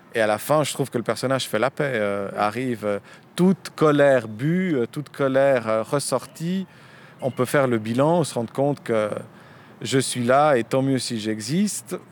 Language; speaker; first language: French; early bilingual, other home language; Romanian